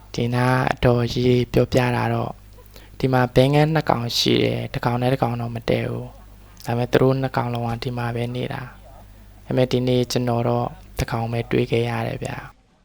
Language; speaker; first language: Burmese; native; Burmese